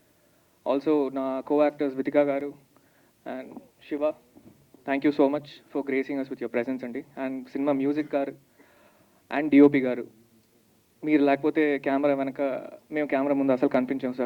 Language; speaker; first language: Telugu; native; Telugu